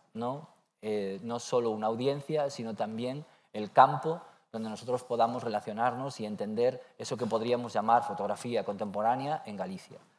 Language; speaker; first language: Spanish; native; Spanish